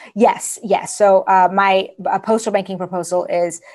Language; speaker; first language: English; early bilingual, other home language; Persian